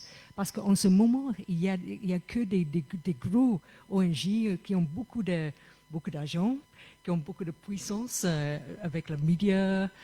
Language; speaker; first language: French; non-native, fluent; English